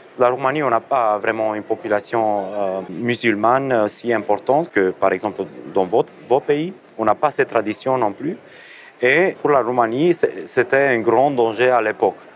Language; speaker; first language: French; non-native, fluent; Romanian